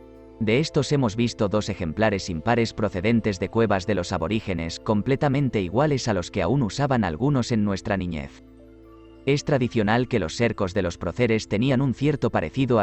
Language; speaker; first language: Spanish; native; Spanish